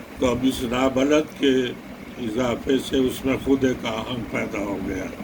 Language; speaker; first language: Urdu; native; Urdu